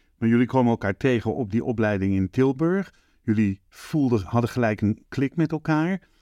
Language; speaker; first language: Dutch; native; Dutch